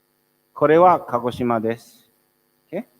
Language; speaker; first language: Japanese; non-native, fluent; English